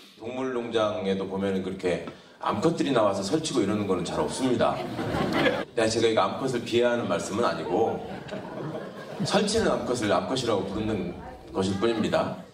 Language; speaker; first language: Korean; native; Korean